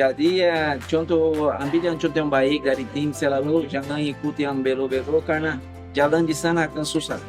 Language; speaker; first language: Indonesian; non-native, fluent; Portuguese